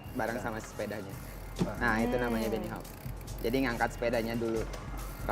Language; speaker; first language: Indonesian; native; Indonesian